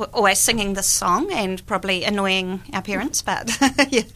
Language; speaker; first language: English; native; English